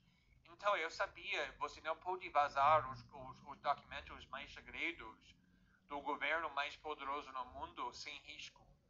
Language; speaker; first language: Portuguese; non-native, fluent; English